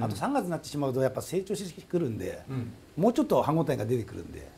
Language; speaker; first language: Japanese; native; Japanese